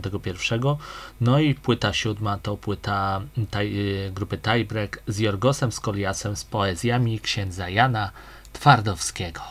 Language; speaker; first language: Polish; native; Polish